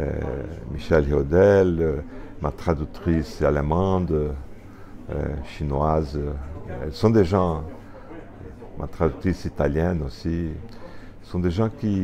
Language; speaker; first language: French; non-native, fluent; Portuguese